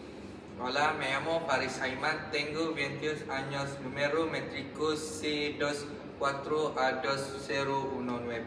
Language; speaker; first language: Spanish; non-native, learner; Malay